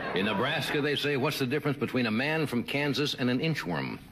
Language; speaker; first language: English; native; English